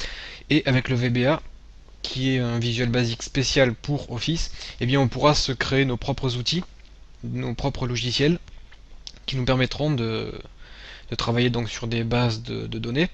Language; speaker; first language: French; native; French